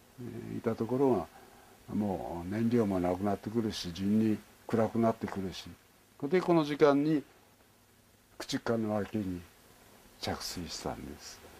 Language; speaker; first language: Japanese; native; Japanese